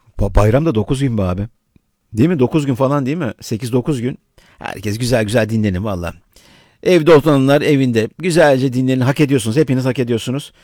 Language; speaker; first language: Turkish; native; Turkish